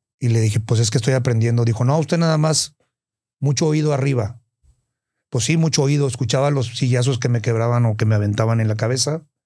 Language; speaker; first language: Spanish; native; Spanish